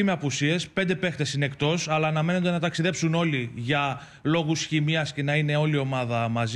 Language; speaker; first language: Greek; native; Greek